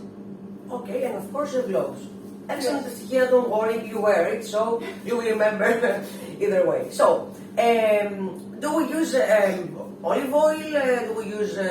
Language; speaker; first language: English; non-native, fluent; Greek